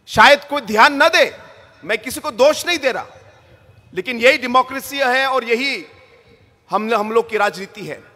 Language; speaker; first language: Hindi; non-native, local second language; Garo